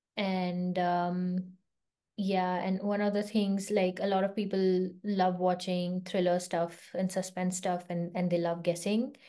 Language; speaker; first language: English; non-native, local second language; Hindi